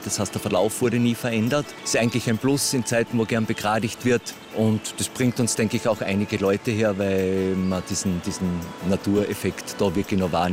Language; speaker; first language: German; native; German